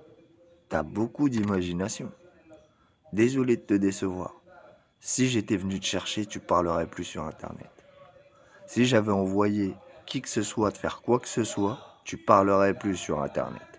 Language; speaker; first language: French; native; French